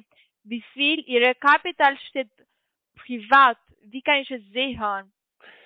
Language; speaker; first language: German; non-native, learner; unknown